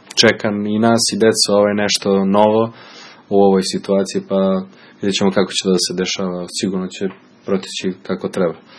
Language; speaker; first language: Serbian; native; Serbian